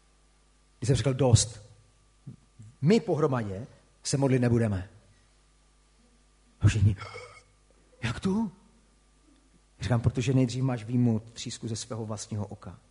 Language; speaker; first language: Czech; native; Czech